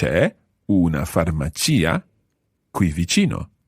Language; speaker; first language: Italian; non-native, fluent; English